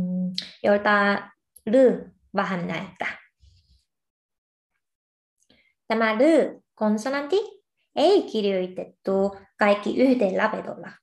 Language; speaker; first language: Finnish; non-native, fluent; Korean